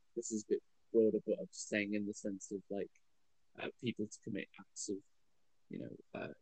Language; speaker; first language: English; native; English